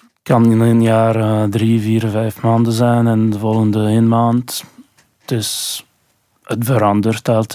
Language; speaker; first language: Dutch; non-native, local second language; French